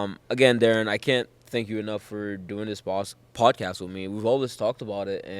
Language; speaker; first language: English; native; English